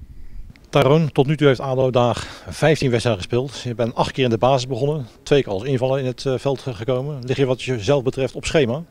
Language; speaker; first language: Dutch; native; Dutch